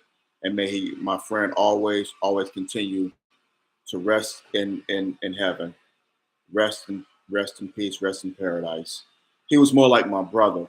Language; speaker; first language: English; native; English